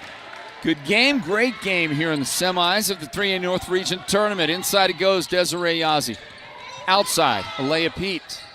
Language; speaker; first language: English; native; English